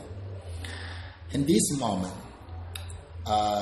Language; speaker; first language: English; non-native, learner; Spanish